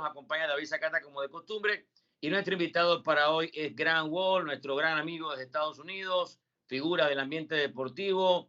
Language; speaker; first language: Spanish; native; Spanish